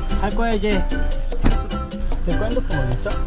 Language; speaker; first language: Korean; native; Korean